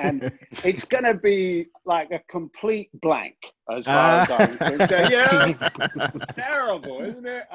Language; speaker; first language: English; native; English